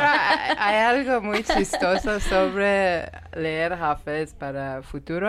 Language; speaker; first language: Spanish; non-native, learner; Persian